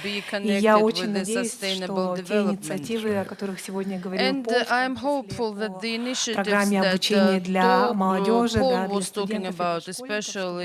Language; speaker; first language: Russian; native; Russian